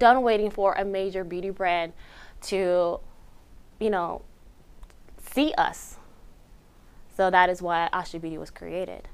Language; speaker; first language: English; early bilingual, other home language; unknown